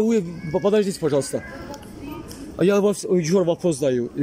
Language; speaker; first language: Russian; non-native, learner; Azerbaijani